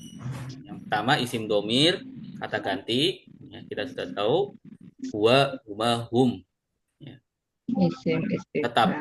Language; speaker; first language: Indonesian; native; Indonesian